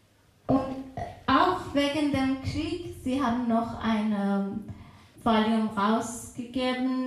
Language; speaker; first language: German; non-native, fluent; Persian